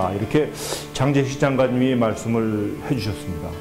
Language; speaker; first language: Korean; native; Korean